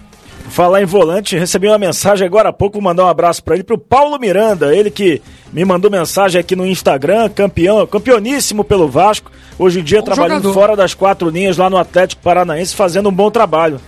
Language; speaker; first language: Portuguese; native; Portuguese